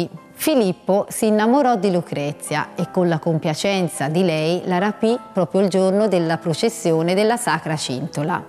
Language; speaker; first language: Italian; native; Italian